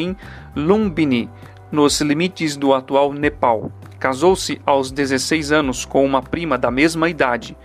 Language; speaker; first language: Portuguese; native; Portuguese